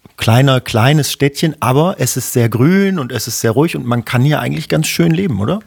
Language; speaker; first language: German; native; German